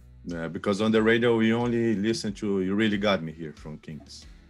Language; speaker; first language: English; non-native, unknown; Portuguese